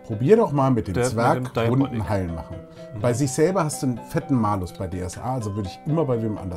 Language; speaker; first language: German; native; German